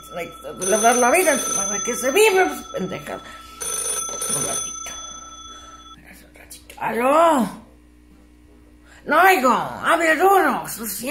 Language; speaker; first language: Spanish; native; Spanish